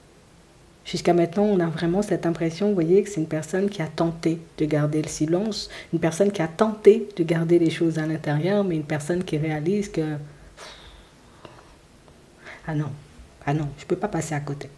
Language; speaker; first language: French; native; French